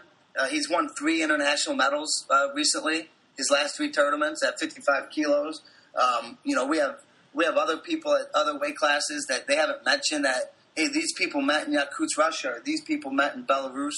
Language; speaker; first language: English; native; English